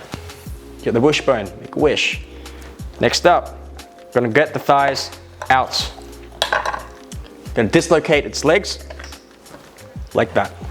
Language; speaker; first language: English; native; English